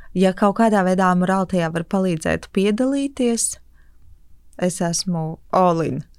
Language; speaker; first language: Latvian; native; Latvian